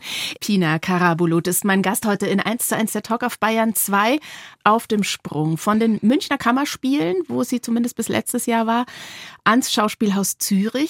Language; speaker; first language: German; native; German